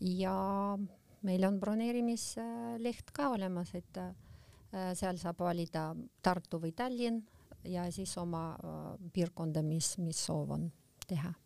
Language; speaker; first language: Estonian; non-native, local second language; Russian